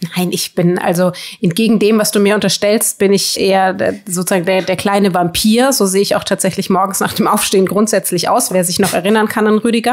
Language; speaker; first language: German; native; German